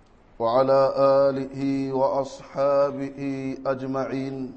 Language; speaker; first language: Arabic; non-native, fluent; Hausa